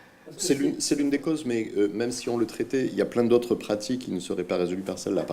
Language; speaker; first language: French; native; French